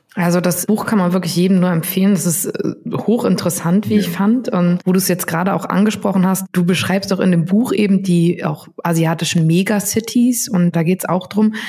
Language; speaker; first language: German; native; German